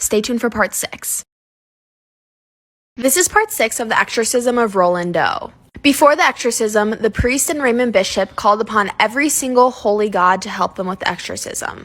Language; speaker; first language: English; native; English